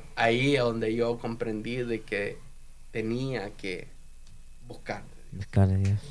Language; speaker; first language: Spanish; native; Spanish